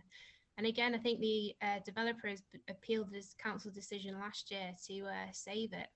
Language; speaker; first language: English; native; English